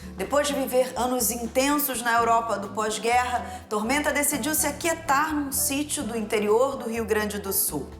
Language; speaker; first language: Portuguese; native; Portuguese